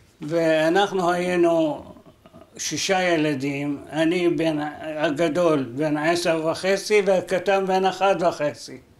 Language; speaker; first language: Hebrew; non-native, fluent; Arabic